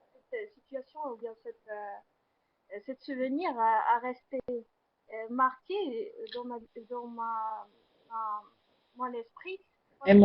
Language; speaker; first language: French; non-native, learner; Arabic